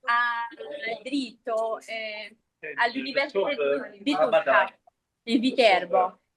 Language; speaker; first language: Italian; non-native, learner; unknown